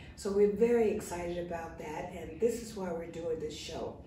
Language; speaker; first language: English; native; English